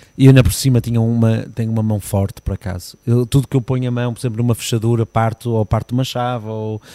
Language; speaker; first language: Portuguese; native; Portuguese